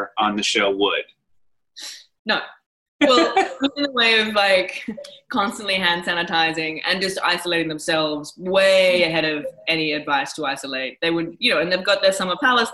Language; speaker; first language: English; native; English